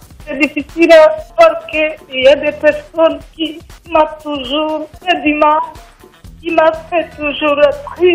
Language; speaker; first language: French; non-native, learner; Rundi